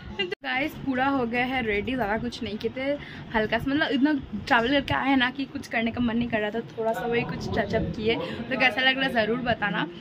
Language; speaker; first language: Hindi; non-native, local second language; Bangla